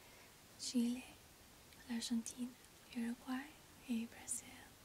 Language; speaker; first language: French; non-native, learner; English